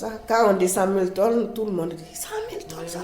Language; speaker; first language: French; non-native, learner; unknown